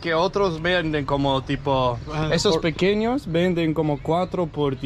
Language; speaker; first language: Spanish; non-native, fluent; Danish